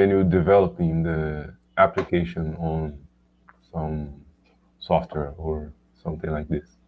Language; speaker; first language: English; non-native, learner; Portuguese